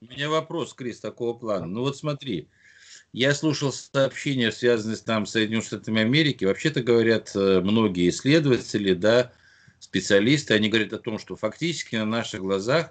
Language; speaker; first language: Russian; native; Russian